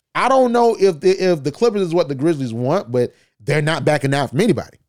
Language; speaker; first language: English; native; English